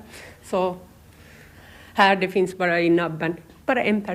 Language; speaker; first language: Swedish; non-native, learner; Turkish